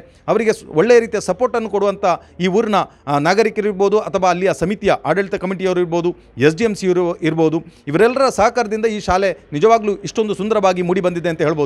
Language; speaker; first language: Kannada; native; Kannada